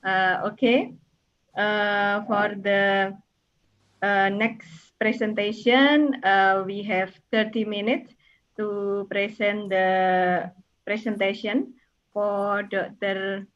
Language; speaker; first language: English; non-native, learner; Indonesian